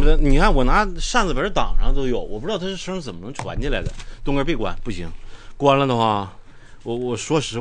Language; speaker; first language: Chinese; native; Chinese